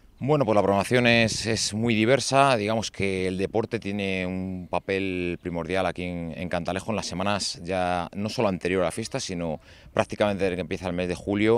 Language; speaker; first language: Spanish; native; Spanish